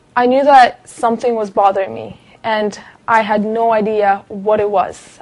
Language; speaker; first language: English; non-native, fluent; Russian